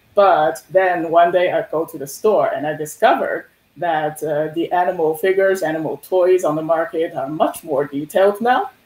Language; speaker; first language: English; non-native, fluent; Chinese